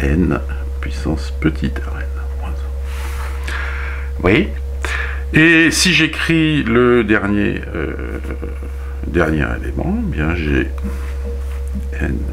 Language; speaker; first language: French; native; French